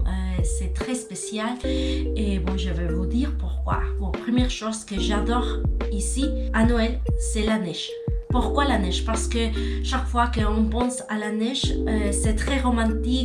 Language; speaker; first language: French; non-native, learner; Spanish